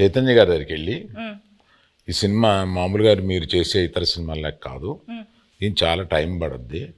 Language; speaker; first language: Telugu; native; Telugu